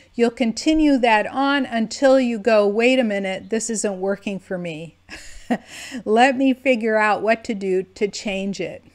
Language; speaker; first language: English; native; English